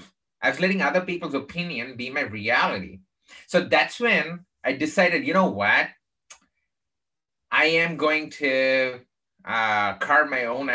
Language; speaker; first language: English; non-native, local second language; Tamil